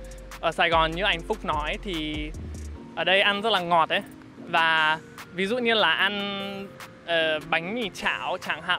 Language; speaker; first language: Vietnamese; non-native, fluent; English